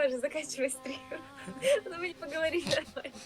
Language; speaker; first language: Russian; native; Russian